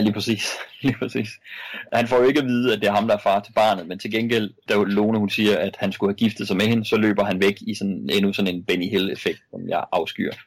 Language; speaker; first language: Danish; native; Danish